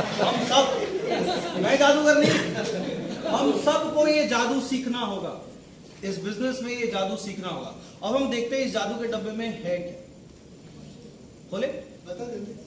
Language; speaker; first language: Hindi; native; Hindi